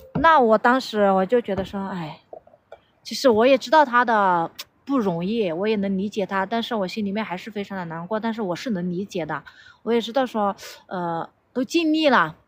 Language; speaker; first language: Chinese; non-native, local second language; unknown